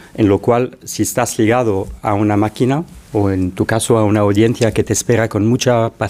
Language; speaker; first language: Spanish; non-native, fluent; Arabic